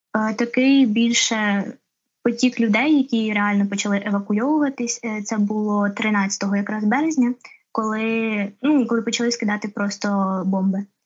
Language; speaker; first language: Ukrainian; native; Ukrainian